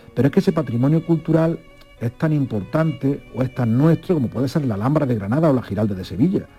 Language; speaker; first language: Spanish; native; Spanish